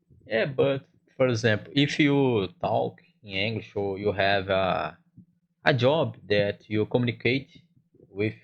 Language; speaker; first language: English; non-native, learner; Portuguese